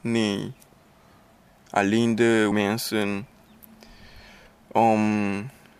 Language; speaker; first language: Dutch; non-native, learner; Papiamento